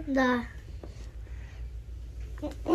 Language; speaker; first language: Russian; early bilingual, heritage; Russian